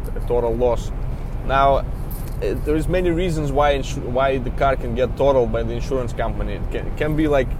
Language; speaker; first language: English; non-native, fluent; Russian